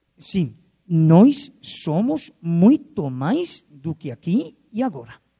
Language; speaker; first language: Portuguese; non-native, fluent; Spanish